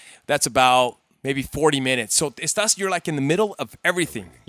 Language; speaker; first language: English; early bilingual, other home language; Spanish